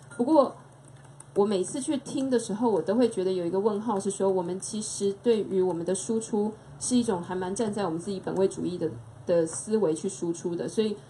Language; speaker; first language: Chinese; native; Chinese